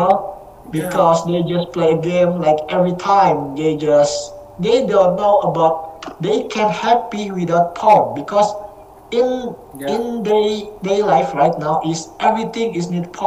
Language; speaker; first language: English; non-native, learner; Indonesian